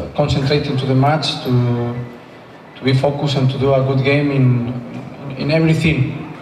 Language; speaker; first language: English; non-native, fluent; Spanish